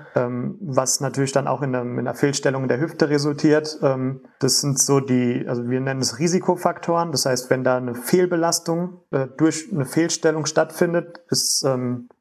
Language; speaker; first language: German; native; German